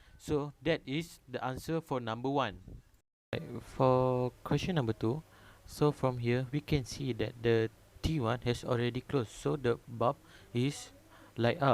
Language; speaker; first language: English; non-native, local second language; Malay